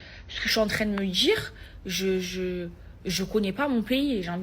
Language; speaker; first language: French; native; French